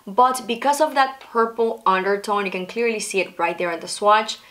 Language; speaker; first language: English; non-native, fluent; Spanish